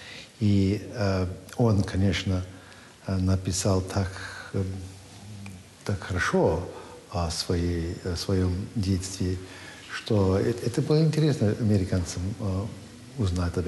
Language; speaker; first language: Russian; non-native, fluent; English